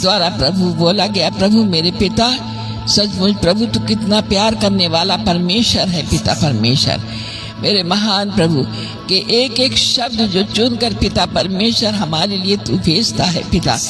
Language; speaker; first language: Hindi; native; Hindi